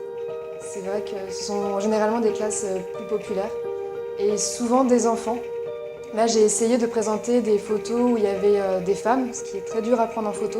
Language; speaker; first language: French; native; French